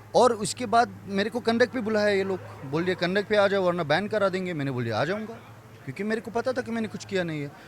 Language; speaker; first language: Hindi; non-native, fluent; Persian